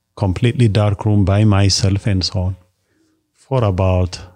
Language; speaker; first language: English; non-native, fluent; Amharic